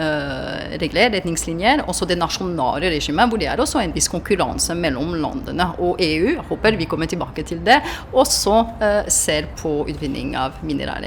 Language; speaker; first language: Norwegian; non-native, fluent; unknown